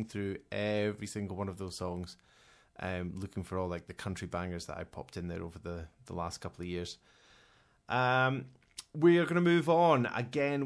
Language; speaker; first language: English; native; English